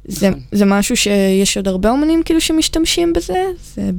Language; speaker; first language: Hebrew; native; Hebrew